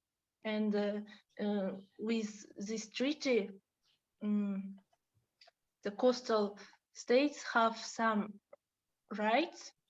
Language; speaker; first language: English; non-native, learner; Russian